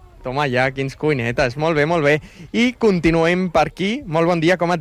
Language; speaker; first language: Catalan; native; Catalan